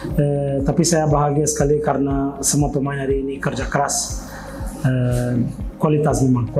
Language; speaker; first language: Indonesian; non-native, fluent; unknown